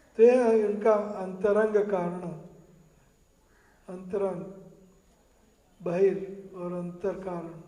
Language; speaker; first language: Hindi; non-native, learner; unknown